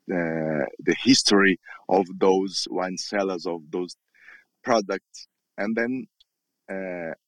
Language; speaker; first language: English; non-native, learner; Portuguese